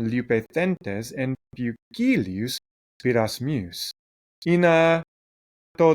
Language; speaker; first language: Greek; non-native, fluent; English